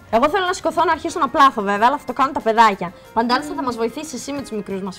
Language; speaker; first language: Greek; native; Greek